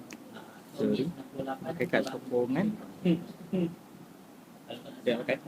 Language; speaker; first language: Malay; native; Malay